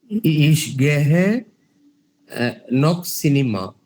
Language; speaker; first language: German; non-native, learner; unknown